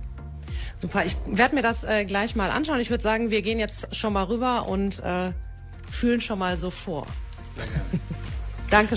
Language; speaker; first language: German; native; German